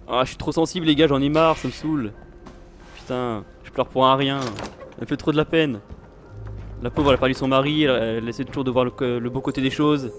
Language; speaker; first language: French; native; French